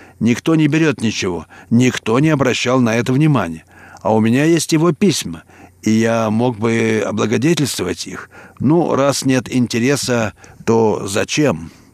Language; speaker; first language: Russian; native; Russian